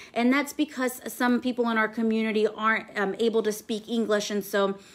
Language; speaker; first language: English; early bilingual, other home language; Spanish